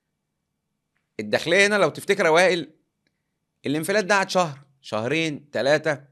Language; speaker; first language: Arabic; native; Arabic